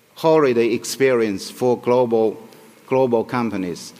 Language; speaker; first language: English; non-native, fluent; Chinese